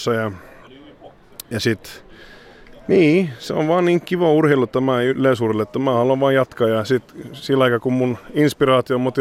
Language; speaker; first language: Finnish; early bilingual, heritage; Finnish